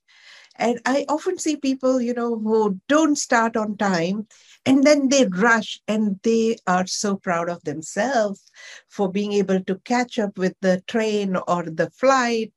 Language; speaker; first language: English; non-native, local second language; Gujarati